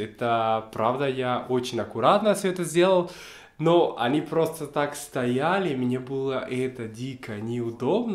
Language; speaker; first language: Russian; non-native, fluent; Spanish